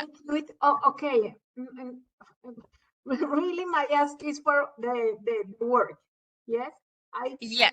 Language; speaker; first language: English; non-native, learner; Spanish